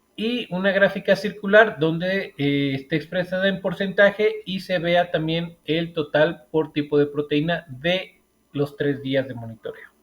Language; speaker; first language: Spanish; native; Spanish